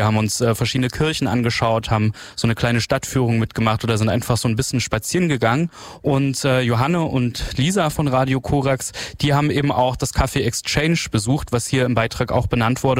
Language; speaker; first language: German; native; German